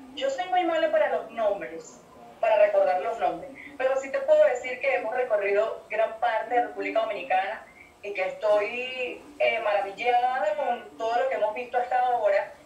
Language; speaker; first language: Spanish; native; Spanish